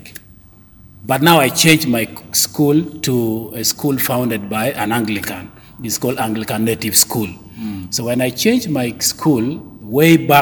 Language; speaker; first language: English; non-native, local second language; Acoli